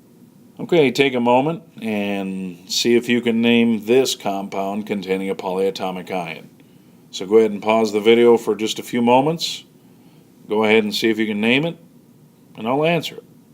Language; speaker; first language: English; native; English